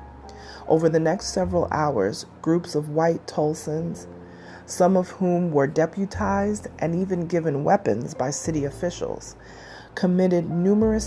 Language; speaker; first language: English; native; English